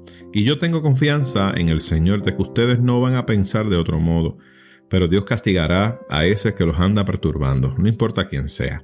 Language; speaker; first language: Spanish; native; Spanish